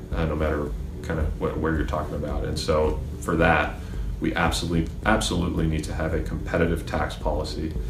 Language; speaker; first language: English; native; English